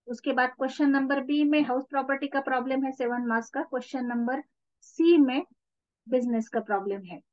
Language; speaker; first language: Hindi; non-native, local second language; Marathi